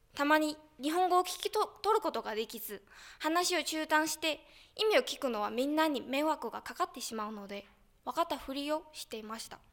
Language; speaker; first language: Japanese; non-native, fluent; Chinese